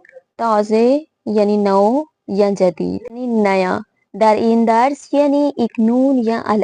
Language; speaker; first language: Persian; non-native, fluent; Urdu